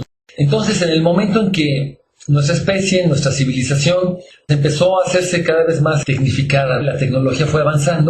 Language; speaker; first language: Spanish; native; Spanish